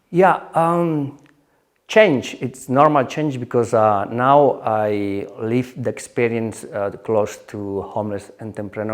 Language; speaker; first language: English; non-native, learner; Spanish